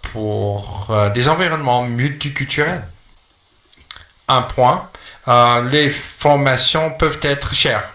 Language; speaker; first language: French; non-native, fluent; English